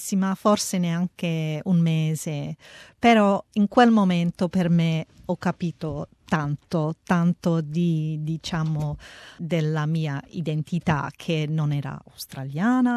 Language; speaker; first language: Italian; early bilingual, heritage; Italian